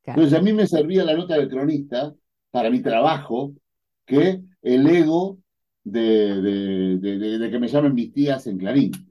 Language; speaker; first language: Spanish; native; Spanish